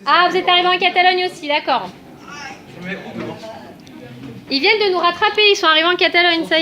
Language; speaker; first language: French; native; French